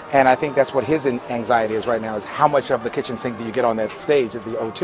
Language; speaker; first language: English; native; English